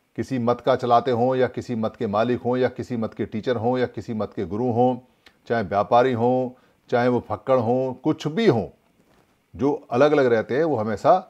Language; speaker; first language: Hindi; native; Hindi